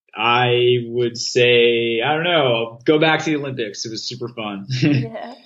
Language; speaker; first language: English; native; English